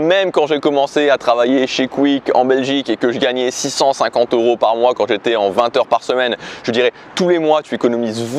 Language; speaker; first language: French; native; French